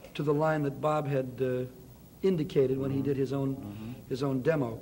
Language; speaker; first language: English; native; English